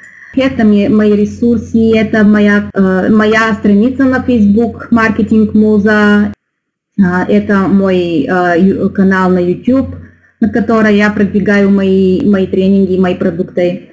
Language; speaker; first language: Russian; non-native, learner; Bulgarian